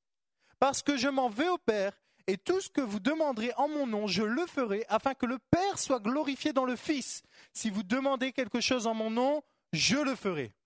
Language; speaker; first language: French; native; French